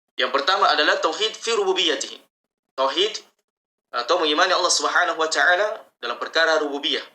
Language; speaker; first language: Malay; native; Malay